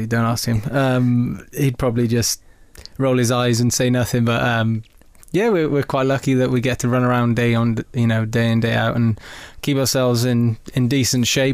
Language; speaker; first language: English; native; English